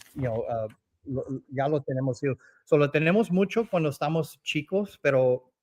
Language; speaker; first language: Spanish; early bilingual, other home language; English